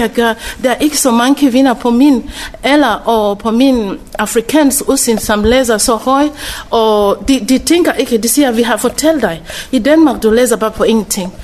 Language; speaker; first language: Danish; non-native, fluent; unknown